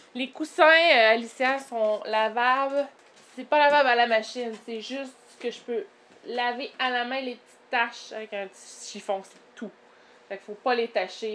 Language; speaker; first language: French; native; French